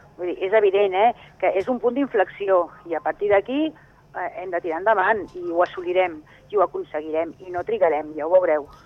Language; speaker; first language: Catalan; native; Catalan